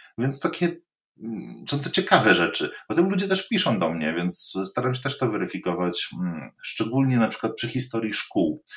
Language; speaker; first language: Polish; native; Polish